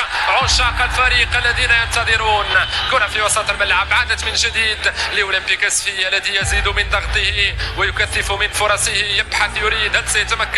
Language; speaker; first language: Arabic; native; Arabic